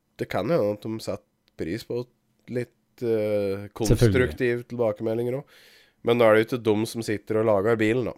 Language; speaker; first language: Norwegian; native; Norwegian